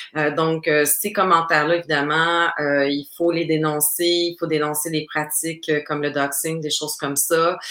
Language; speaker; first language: French; native; French